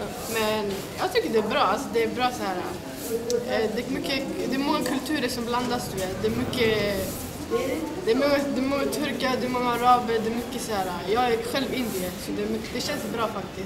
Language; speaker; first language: Swedish; early bilingual, other home language; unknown